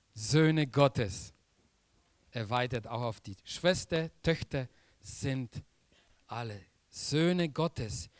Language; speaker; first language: German; non-native, fluent; Polish